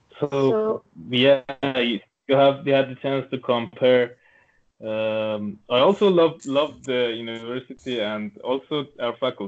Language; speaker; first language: English; non-native, local second language; Turkish